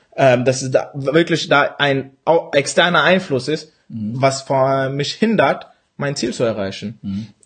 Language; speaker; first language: German; early bilingual, other home language; Urdu